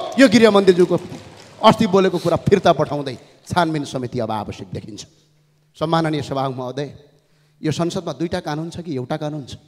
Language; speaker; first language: Nepali; native; Nepali